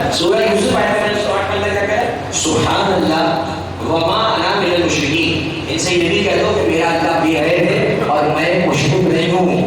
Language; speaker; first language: Urdu; native; Urdu